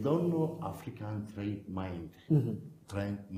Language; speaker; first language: English; non-native, learner; Turkish